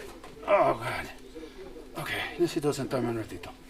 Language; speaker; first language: Spanish; non-native, learner; English